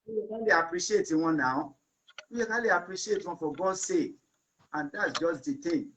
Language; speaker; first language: English; non-native, local second language; Yoruba